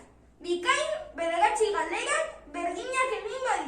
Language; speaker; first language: Basque; non-native, local second language; Spanish